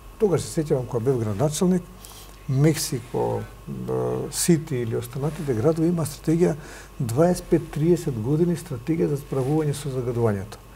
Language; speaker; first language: Macedonian; native; Macedonian